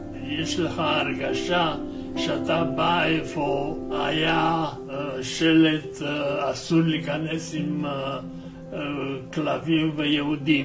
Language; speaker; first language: Hebrew; non-native, fluent; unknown